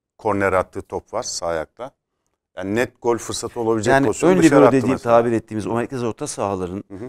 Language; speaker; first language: Turkish; native; Turkish